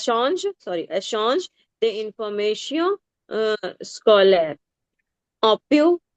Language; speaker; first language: French; non-native, learner; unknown